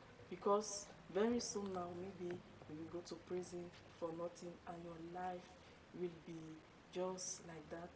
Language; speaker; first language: English; non-native, local second language; French